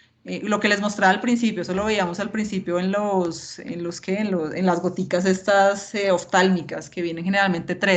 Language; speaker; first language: Spanish; native; Spanish